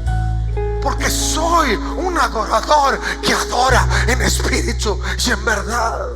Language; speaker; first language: Spanish; native; Spanish